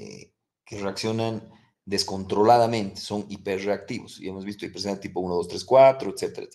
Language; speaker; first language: Spanish; native; Spanish